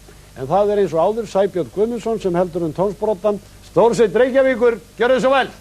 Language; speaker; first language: Icelandic; native; Icelandic